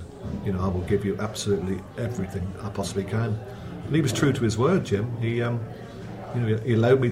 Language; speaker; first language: English; native; English